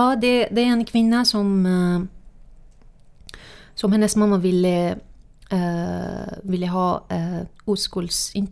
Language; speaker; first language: Swedish; non-native, fluent; Arabic